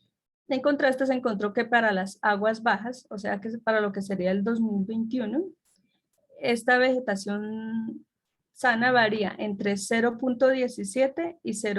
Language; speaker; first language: Spanish; native; Spanish